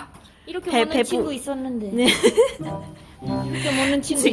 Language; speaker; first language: Korean; non-native, learner; Japanese